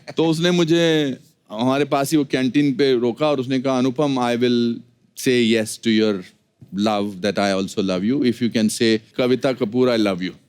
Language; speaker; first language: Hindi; native; Hindi